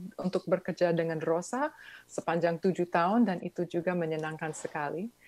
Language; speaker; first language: Indonesian; early bilingual, other home language; English